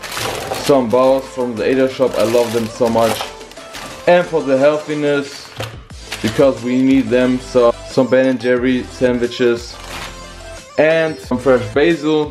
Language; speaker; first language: English; non-native, fluent; German